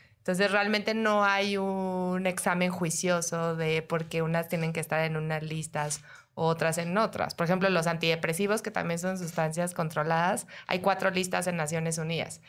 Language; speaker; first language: Spanish; native; Spanish